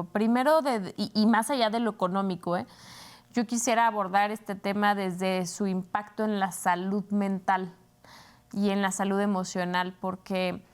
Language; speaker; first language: Spanish; native; Spanish